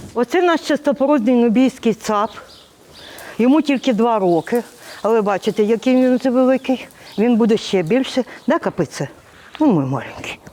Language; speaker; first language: Ukrainian; non-native, local second language; Russian